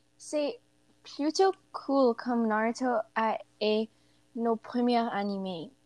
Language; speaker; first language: French; non-native, learner; English